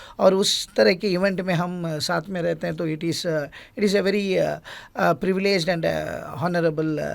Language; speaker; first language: Hindi; non-native, local second language; Gujarati